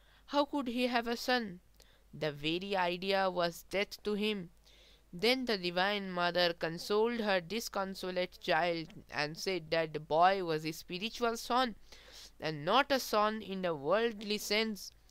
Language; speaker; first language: English; non-native, local second language; Bangla